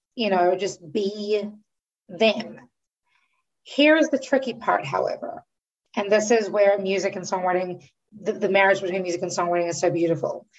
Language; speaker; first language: English; native; English